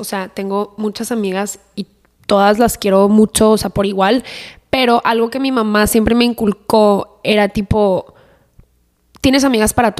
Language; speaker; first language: Spanish; native; Spanish